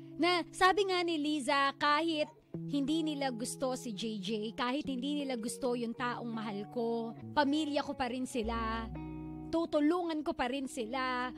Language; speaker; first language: Filipino; native; Filipino